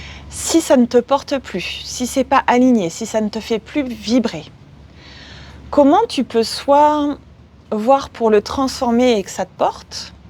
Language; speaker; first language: French; native; French